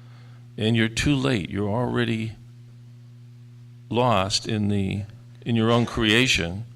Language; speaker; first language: English; native; English